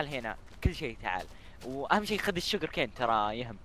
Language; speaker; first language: Arabic; native; Arabic